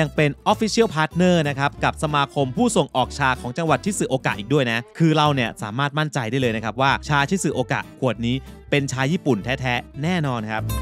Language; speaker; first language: Thai; native; Thai